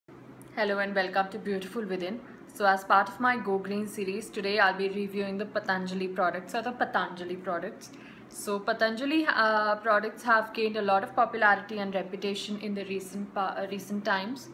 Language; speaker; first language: English; non-native, local second language; Hindi